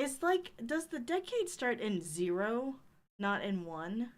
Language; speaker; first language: English; native; English